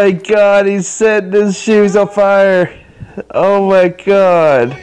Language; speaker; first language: English; native; English